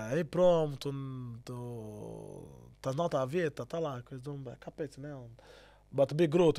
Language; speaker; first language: Latvian; non-native, learner; Portuguese